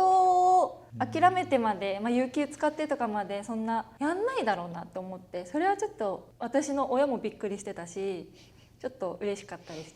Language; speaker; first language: Japanese; native; Japanese